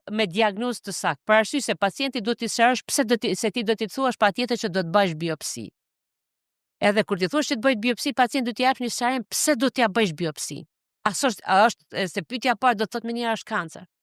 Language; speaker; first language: Albanian; native; Albanian